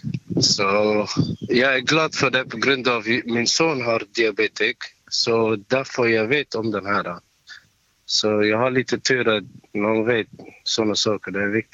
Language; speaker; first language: Swedish; non-native, learner; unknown